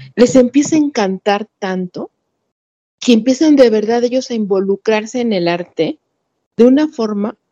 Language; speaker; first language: Spanish; native; Spanish